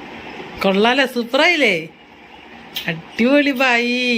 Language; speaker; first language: Malayalam; native; Malayalam